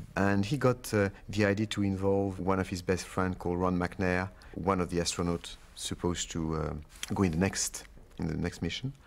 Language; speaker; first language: English; non-native, fluent; French